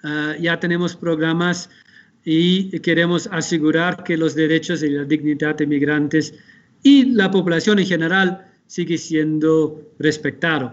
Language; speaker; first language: Spanish; non-native, fluent; Dutch